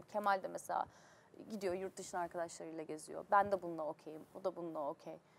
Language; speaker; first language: Turkish; native; Turkish